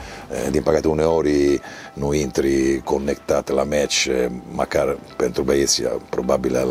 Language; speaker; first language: Romanian; non-native, learner; Italian